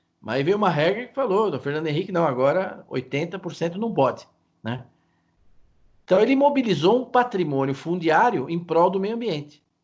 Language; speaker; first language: Portuguese; native; Portuguese